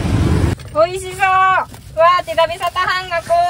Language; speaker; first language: Indonesian; non-native, learner; Japanese